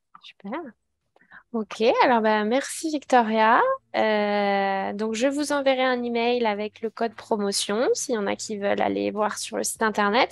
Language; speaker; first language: French; native; French